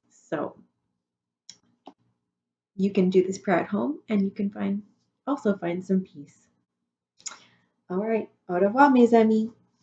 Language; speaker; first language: English; native; English